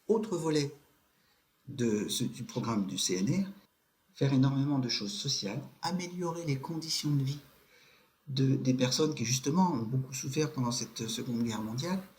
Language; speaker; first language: French; native; French